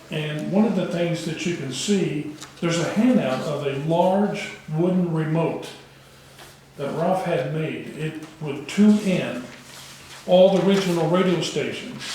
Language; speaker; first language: English; native; English